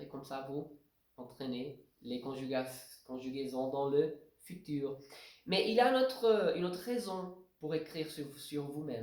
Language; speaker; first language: French; non-native, fluent; Portuguese